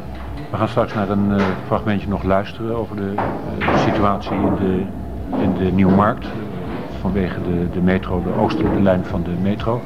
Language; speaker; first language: Dutch; native; Dutch